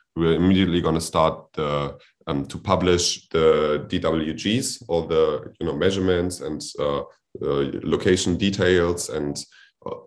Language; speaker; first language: English; non-native, fluent; German